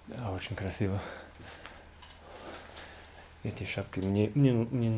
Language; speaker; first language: Russian; non-native, fluent; English